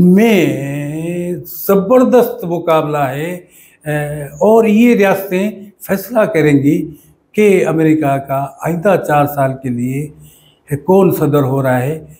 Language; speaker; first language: Urdu; non-native, local second language; Sindhi